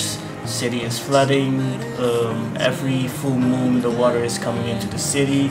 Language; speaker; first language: English; non-native, fluent; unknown